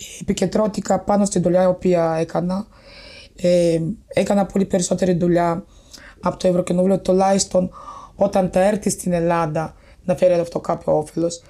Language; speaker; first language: Greek; non-native, fluent; Bulgarian